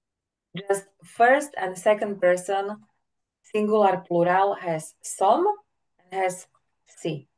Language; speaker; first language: English; non-native, fluent; Slovak